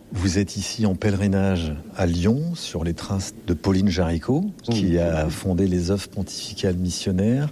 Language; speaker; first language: French; native; French